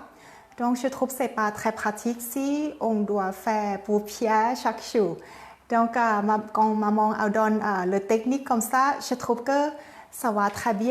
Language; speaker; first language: French; non-native, learner; Thai